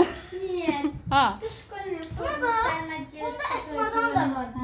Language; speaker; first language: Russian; non-native, local second language; Azerbaijani